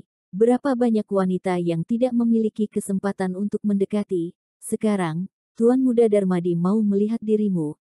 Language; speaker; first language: Indonesian; native; Indonesian